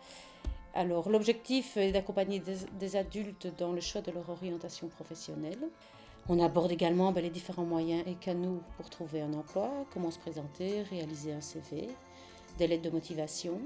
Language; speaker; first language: French; native; French